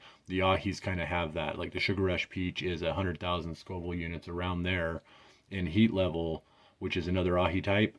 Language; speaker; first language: English; native; English